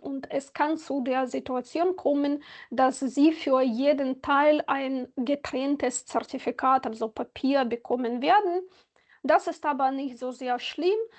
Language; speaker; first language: German; non-native, fluent; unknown